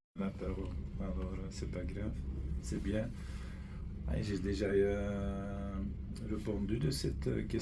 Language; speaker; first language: French; non-native, fluent; Dutch